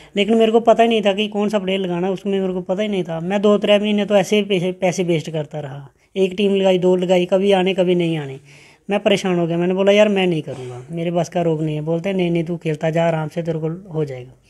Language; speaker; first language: Hindi; native; Hindi